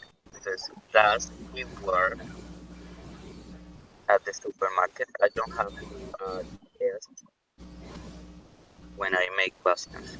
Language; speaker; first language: English; non-native, learner; Spanish